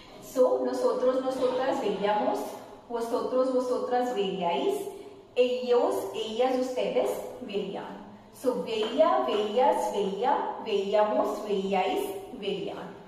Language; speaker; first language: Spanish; non-native, fluent; Hindi